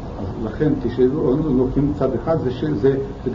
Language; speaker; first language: Hebrew; non-native, fluent; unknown